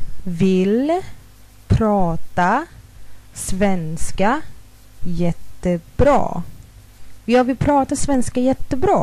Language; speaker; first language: Swedish; non-native, fluent; Thai